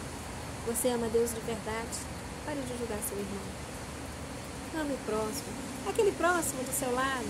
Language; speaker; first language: Portuguese; native; Portuguese